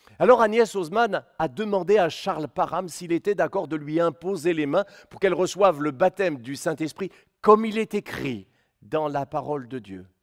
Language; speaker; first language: French; native; French